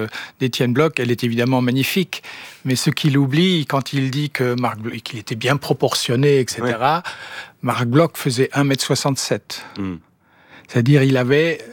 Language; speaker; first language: French; non-native, fluent; German